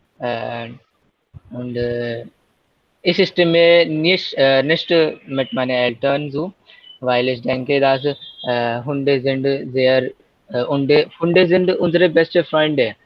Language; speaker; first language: German; non-native, learner; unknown